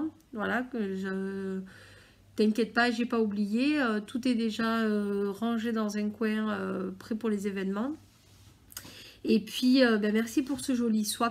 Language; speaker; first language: French; native; French